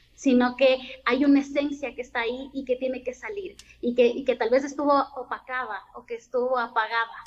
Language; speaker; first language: Spanish; native; Spanish